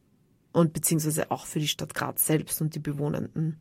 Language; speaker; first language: German; native; German